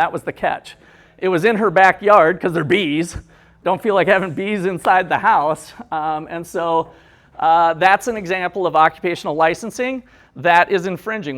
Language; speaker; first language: English; native; English